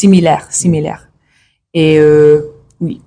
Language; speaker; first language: French; non-native, learner; English